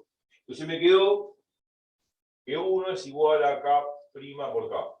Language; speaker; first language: Spanish; native; Spanish